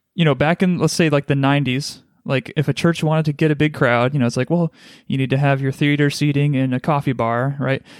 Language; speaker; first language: English; native; English